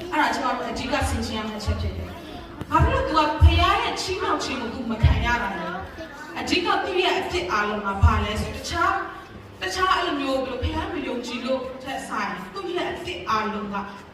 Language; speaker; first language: Burmese; non-native, local second language; Tedim Chin